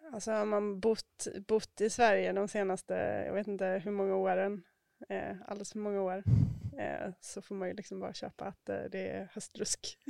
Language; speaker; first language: Swedish; native; Swedish